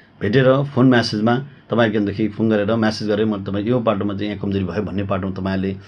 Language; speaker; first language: Nepali; native; Nepali